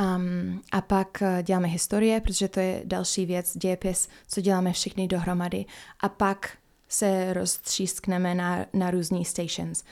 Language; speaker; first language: Czech; non-native, fluent; English